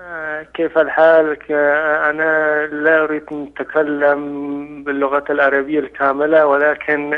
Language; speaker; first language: Arabic; non-native, learner; Baluchi